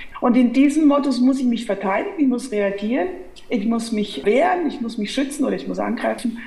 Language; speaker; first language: German; native; German